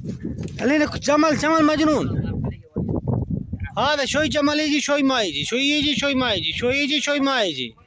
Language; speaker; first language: Arabic; non-native, learner; Saraiki